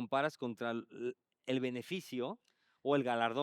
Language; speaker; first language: Spanish; native; Spanish